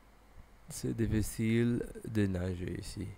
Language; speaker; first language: French; non-native, learner; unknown